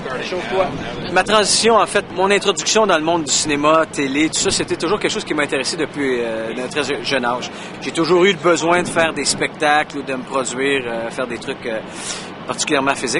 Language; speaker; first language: French; native; French